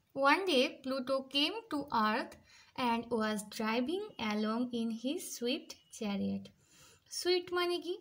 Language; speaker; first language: English; non-native, local second language; Bangla